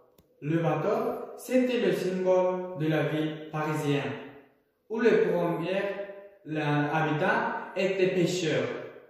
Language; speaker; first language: French; non-native, learner; Uzbek